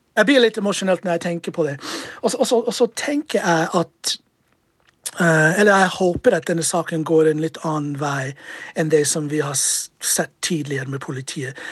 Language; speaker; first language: Norwegian; non-native, fluent; English